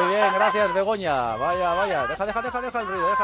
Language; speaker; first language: Spanish; native; Spanish